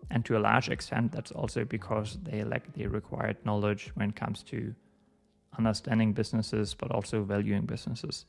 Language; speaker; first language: English; non-native, fluent; German